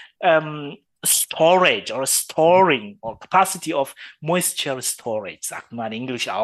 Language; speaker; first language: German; non-native, learner; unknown